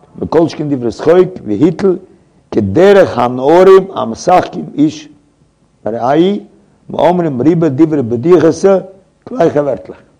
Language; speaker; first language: Hebrew; non-native, fluent; English